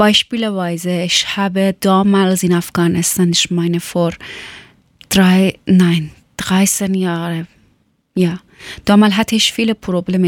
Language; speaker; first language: German; non-native, learner; Persian